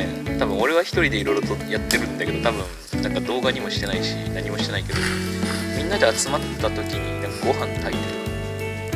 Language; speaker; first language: Japanese; native; Japanese